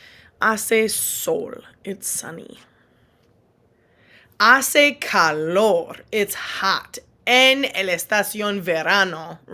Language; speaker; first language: Spanish; non-native, fluent; English